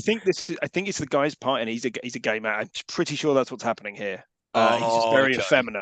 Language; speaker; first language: English; native; English